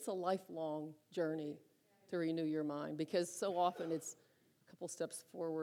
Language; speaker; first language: English; native; English